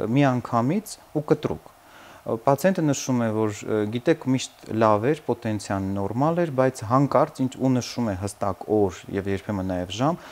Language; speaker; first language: Armenian; native; Armenian